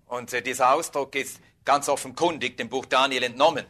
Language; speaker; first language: German; native; German